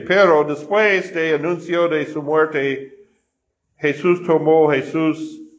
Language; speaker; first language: Spanish; non-native, fluent; English